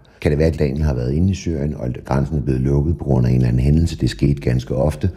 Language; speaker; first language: Danish; native; Danish